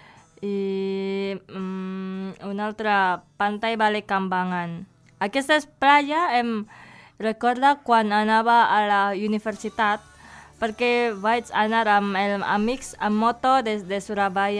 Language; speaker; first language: Catalan; non-native, fluent; Indonesian